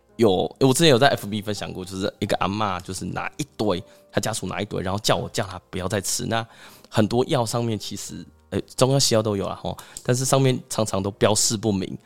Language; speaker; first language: Chinese; native; Chinese